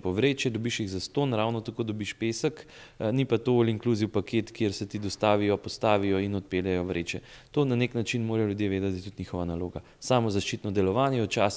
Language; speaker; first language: Slovenian; native; Slovenian